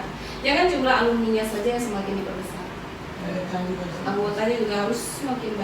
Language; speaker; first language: Indonesian; non-native, local second language; Minangkabau